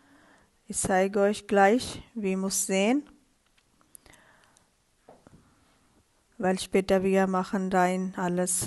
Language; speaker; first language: German; non-native, learner; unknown